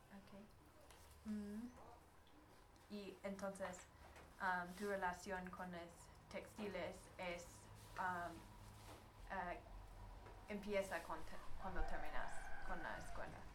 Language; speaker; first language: Spanish; non-native, learner; English